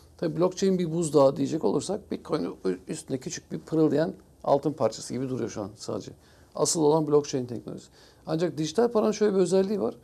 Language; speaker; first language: Turkish; early bilingual, heritage; Turkish